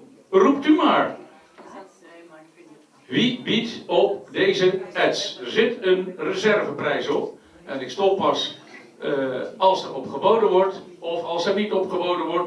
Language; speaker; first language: Dutch; native; Dutch